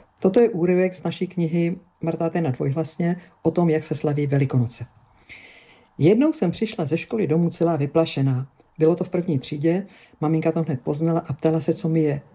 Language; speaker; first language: Czech; early bilingual, other home language; Greek